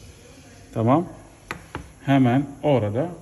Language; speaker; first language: Turkish; non-native, fluent; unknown